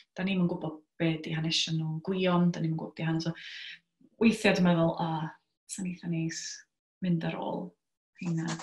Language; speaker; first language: Welsh; native; Welsh